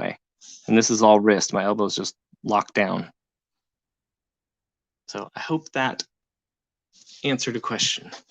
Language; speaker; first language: English; native; English